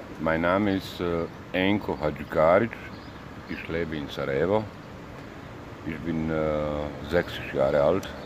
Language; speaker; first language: German; non-native, learner; Bosnian